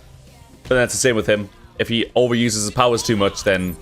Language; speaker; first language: English; native; English